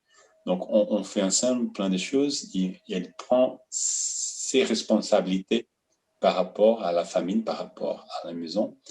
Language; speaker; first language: French; non-native, fluent; Portuguese